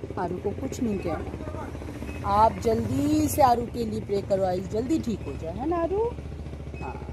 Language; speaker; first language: Hindi; non-native, local second language; Bangla